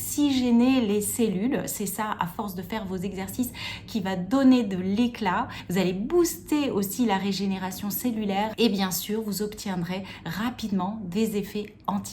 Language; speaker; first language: French; native; French